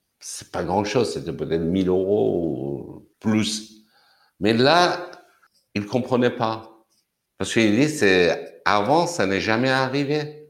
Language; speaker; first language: French; non-native, fluent; Persian